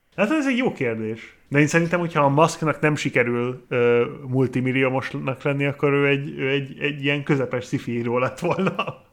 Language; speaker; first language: Hungarian; non-native, fluent; English